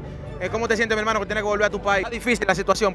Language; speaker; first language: Spanish; native; Spanish